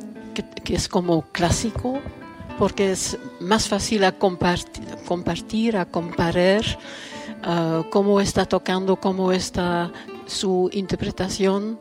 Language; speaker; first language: Spanish; non-native, fluent; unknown